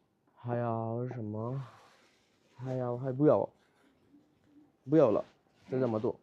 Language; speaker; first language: Chinese; non-native, learner; Bangla